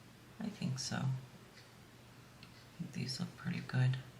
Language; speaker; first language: English; native; English